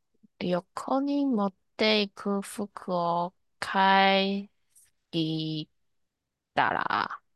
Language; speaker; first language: Japanese; non-native, learner; Chinese